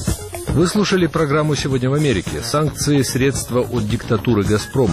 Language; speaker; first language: Russian; native; Russian